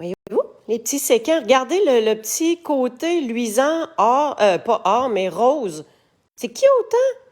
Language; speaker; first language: French; native; French